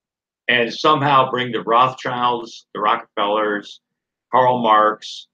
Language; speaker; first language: English; native; English